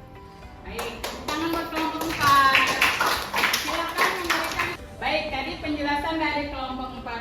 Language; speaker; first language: Indonesian; native; Indonesian